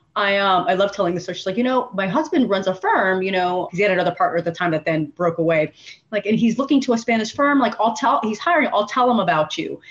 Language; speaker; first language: English; native; English